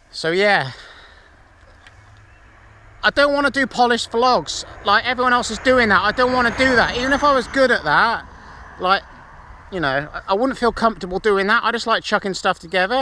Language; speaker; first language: English; native; English